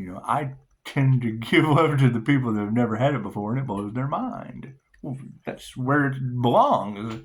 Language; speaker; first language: English; native; English